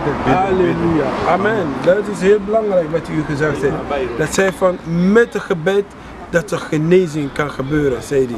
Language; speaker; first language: Dutch; non-native, fluent; French